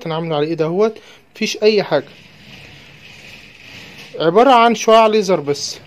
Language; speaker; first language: Arabic; native; Arabic